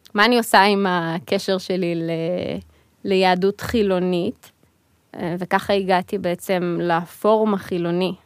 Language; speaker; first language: Hebrew; early bilingual, other home language; Russian